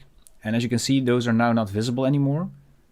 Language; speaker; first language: English; non-native, fluent; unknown